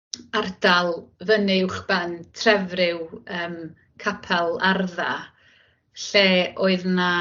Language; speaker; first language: Welsh; native; Welsh